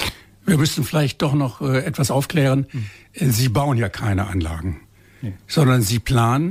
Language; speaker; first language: German; native; German